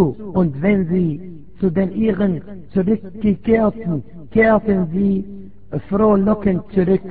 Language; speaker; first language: German; non-native, fluent; Arabic